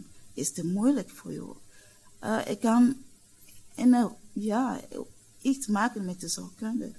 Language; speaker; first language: Dutch; non-native, learner; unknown